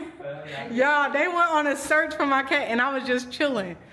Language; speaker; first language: English; native; English